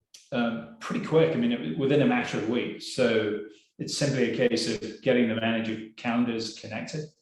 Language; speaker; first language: English; native; English